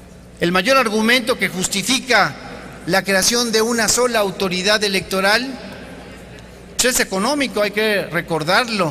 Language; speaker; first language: Spanish; native; Spanish